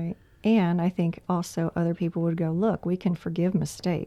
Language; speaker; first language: English; native; English